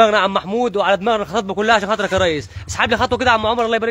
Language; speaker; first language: Arabic; native; Arabic